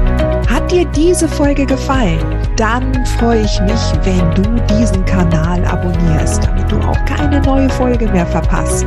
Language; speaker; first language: German; native; German